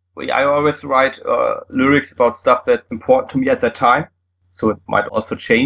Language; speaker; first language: English; non-native, fluent; German